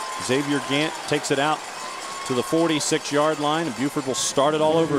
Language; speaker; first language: English; native; English